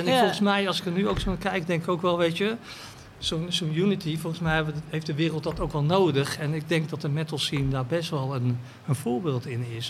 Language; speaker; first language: Dutch; native; Dutch